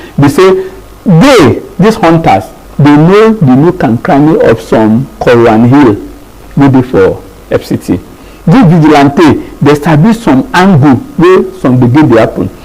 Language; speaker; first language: Nigerian Pidgin; non-native, local second language; Yoruba